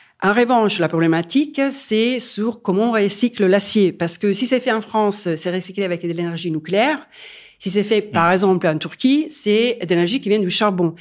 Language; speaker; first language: French; non-native, fluent; Italian